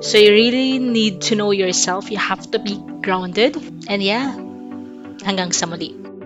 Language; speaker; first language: English; non-native, local second language; Filipino